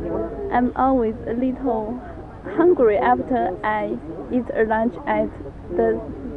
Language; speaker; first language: English; non-native, learner; Chinese